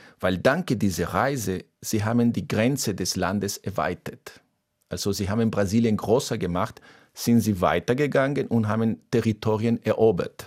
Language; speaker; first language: German; non-native, fluent; Portuguese